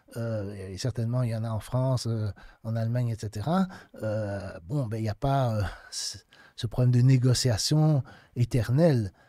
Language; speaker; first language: French; native; French